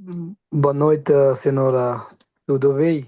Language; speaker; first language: Portuguese; non-native, learner; Bangla